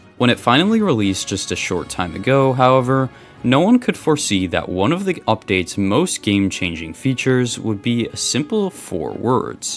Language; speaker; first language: English; native; English